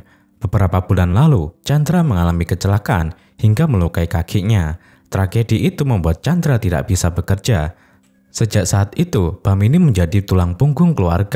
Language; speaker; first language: Indonesian; native; Indonesian